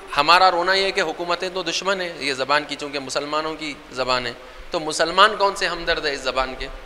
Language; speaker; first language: Urdu; native; Urdu